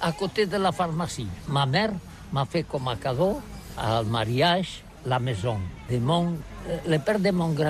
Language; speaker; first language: French; non-native, learner; Catalan